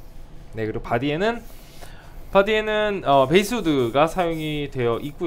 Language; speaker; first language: Korean; native; Korean